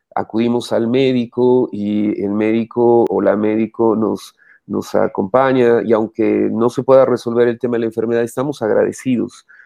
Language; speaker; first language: Spanish; native; Spanish